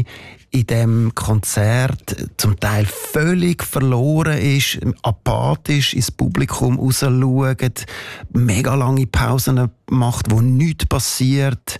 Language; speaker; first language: German; native; German